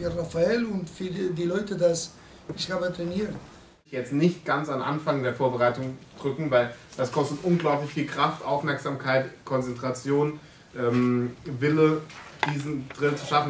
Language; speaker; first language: German; native; German